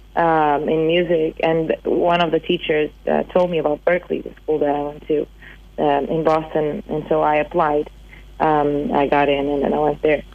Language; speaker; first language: English; non-native, fluent; Portuguese